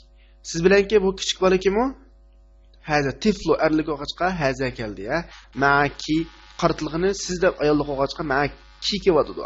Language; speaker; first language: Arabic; non-native, fluent; Uyghur